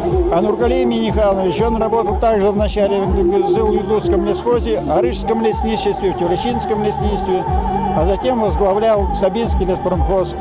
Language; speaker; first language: Russian; native; Russian